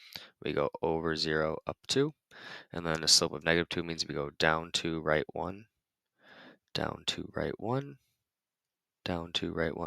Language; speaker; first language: English; native; English